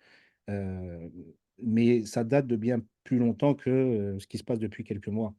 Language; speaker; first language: French; native; French